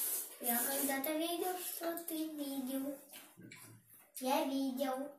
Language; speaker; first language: Russian; early bilingual, other home language; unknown